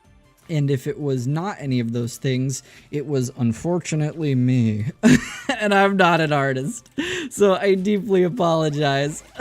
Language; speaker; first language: English; native; English